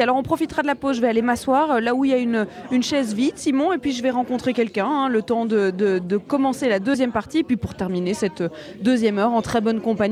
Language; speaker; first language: French; native; French